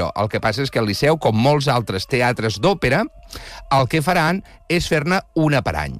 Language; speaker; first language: Catalan; native; Catalan